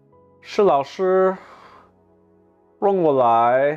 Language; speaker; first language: Chinese; non-native, learner; English